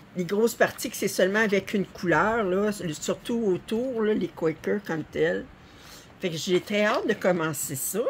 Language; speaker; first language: French; native; French